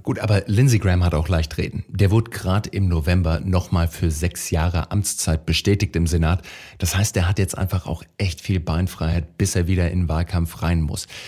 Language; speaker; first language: German; native; German